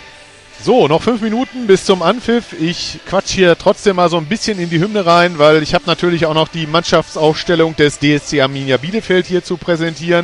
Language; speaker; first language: German; native; German